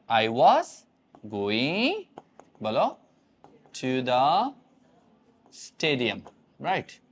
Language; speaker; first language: English; non-native, local second language; Bangla